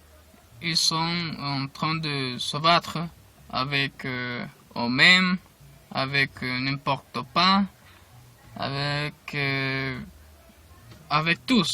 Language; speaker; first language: French; non-native, learner; Spanish